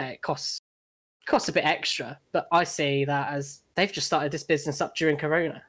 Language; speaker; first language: English; native; English